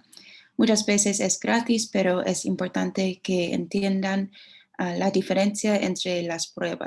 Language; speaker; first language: Spanish; non-native, learner; English